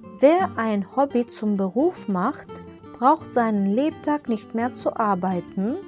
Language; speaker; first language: German; non-native, fluent; Turkish